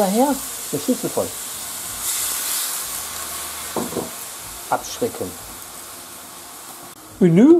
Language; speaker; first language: German; native; German